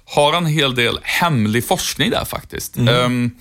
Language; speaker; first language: Swedish; native; Swedish